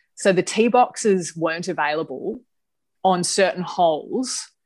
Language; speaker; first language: English; native; English